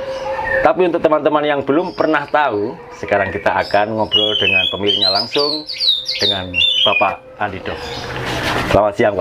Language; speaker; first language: Indonesian; native; Indonesian